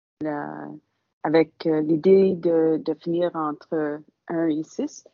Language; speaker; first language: French; non-native, local second language; English